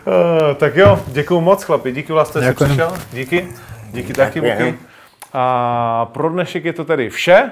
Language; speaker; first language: Czech; native; Czech